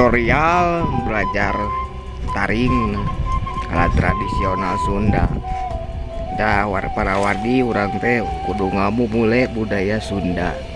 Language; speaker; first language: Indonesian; non-native, local second language; Sundanese